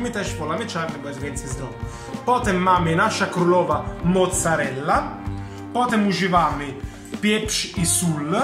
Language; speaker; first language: Polish; non-native, learner; Italian